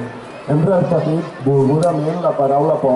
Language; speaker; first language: Catalan; native; Catalan